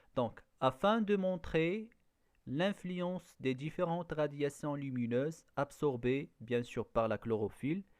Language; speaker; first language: French; non-native, local second language; Arabic